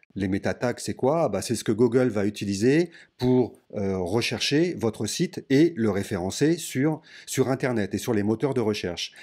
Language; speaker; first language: French; native; French